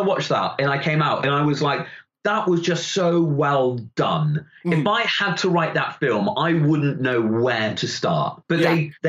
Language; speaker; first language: English; native; English